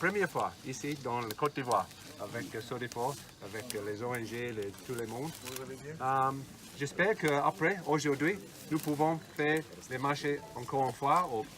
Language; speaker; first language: French; non-native, learner; English